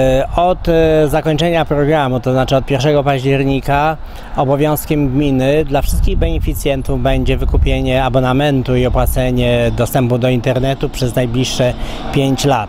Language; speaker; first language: Polish; native; Polish